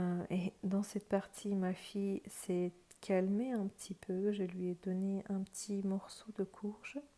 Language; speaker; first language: French; non-native, fluent; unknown